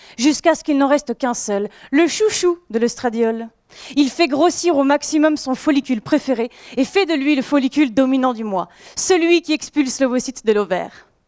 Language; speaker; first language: French; native; French